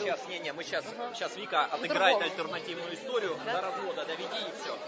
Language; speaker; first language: Russian; native; Russian